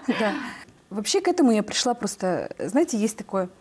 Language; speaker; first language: Russian; native; Russian